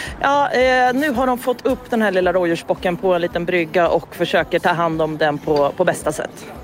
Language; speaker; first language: Swedish; native; Swedish